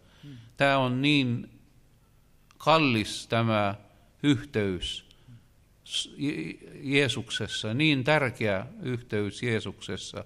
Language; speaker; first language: Finnish; non-native, learner; Russian